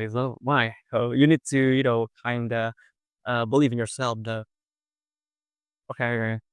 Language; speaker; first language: English; non-native, fluent; Indonesian